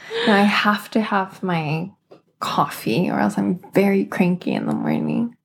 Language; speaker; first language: English; early bilingual, other home language; Japanese